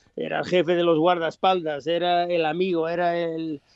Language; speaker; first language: Spanish; non-native, fluent; English